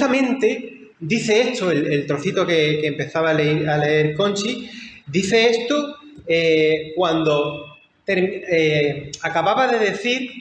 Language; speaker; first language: Spanish; native; Spanish